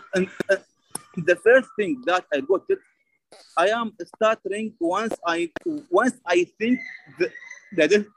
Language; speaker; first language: English; non-native, learner; Arabic